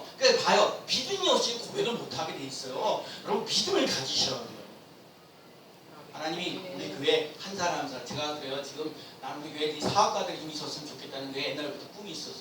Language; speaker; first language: Korean; native; Korean